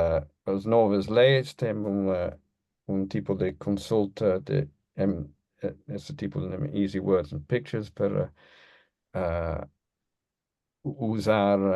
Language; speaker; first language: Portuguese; non-native, learner; English